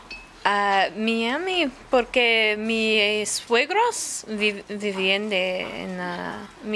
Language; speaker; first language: Spanish; non-native, learner; English